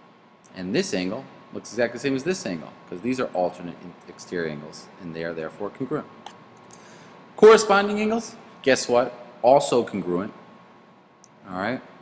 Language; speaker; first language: English; native; English